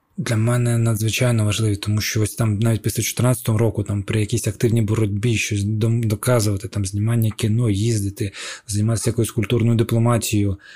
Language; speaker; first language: Ukrainian; non-native, local second language; Russian